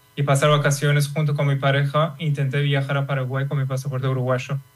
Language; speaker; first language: Spanish; non-native, fluent; Persian